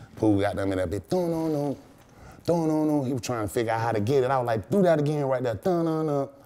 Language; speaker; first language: English; native; English